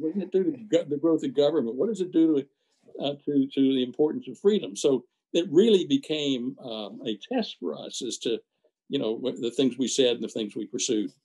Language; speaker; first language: English; native; English